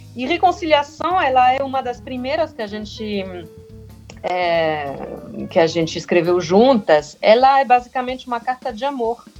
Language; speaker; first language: Portuguese; non-native, fluent; French